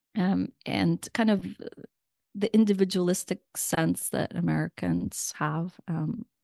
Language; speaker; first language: English; non-native, fluent; Russian